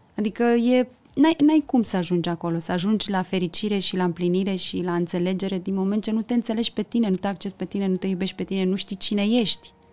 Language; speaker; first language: Romanian; early bilingual, heritage; Romanian